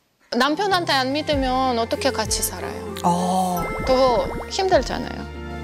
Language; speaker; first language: Korean; non-native, fluent; Russian